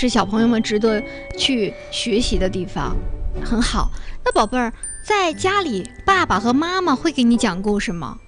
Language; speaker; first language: Chinese; native; Chinese